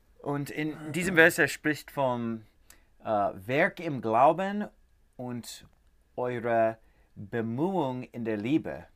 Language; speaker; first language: German; non-native, learner; English